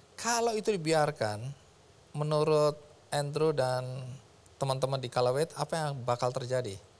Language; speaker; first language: Indonesian; native; Indonesian